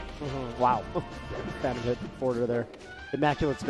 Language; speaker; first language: English; native; English